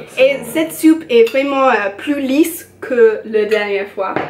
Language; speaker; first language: French; non-native, learner; English